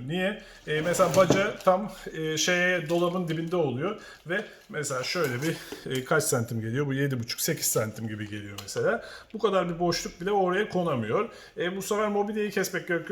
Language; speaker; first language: Turkish; native; Turkish